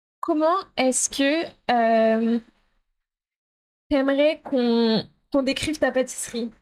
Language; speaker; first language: French; native; French